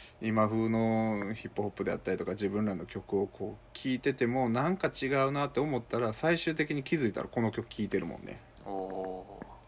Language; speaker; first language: Japanese; native; Japanese